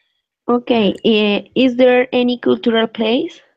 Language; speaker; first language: English; non-native, learner; Spanish